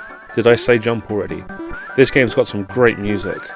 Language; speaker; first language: English; native; English